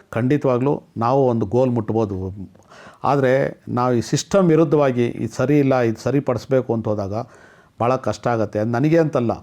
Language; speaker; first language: Kannada; non-native, local second language; Telugu